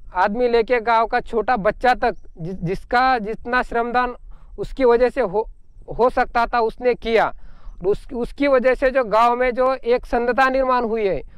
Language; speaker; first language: Hindi; non-native, local second language; Marathi